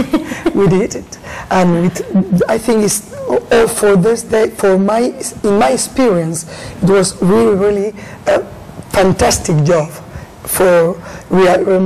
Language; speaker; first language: English; non-native, learner; Spanish